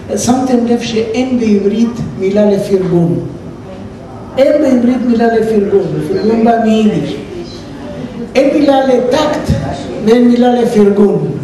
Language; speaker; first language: Hebrew; native; Hebrew